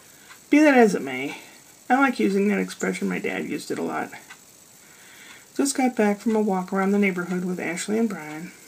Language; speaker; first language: English; native; English